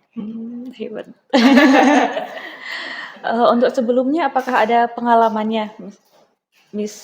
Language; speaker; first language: Indonesian; native; Indonesian